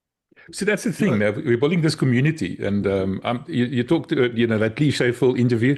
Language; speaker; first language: English; non-native, local second language; Afrikaans